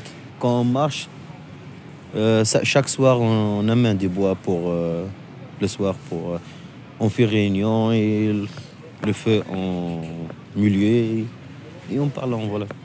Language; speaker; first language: French; non-native, local second language; Arabic